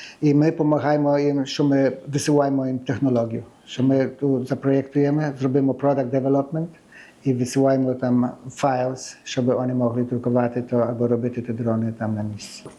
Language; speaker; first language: Ukrainian; early bilingual, heritage; Ukrainian